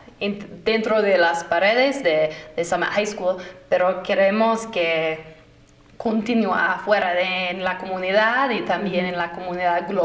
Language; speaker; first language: Spanish; non-native, fluent; English